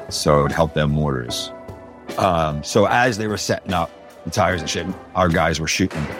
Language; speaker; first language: English; early bilingual, other home language; Spanish